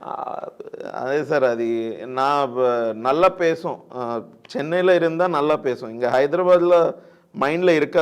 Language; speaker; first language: Tamil; non-native, learner; Telugu